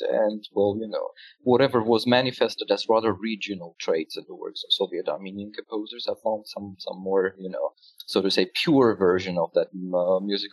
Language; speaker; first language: English; non-native, fluent; Russian